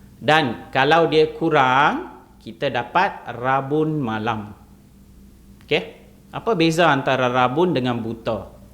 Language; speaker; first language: Malay; non-native, local second language; Tamil